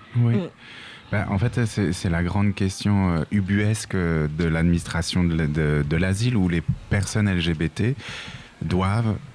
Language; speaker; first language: French; native; French